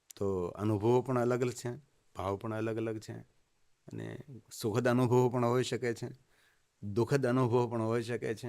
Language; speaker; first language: Gujarati; native; Gujarati